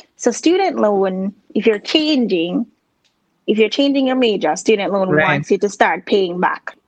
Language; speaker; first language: English; non-native, local second language; Jamaican Creole English